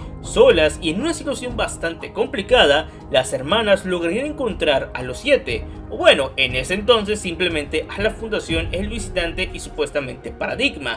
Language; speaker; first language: Spanish; native; Spanish